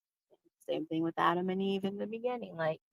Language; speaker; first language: English; native; English